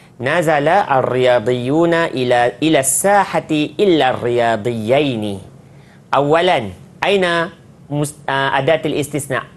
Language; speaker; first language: Arabic; non-native, fluent; Malay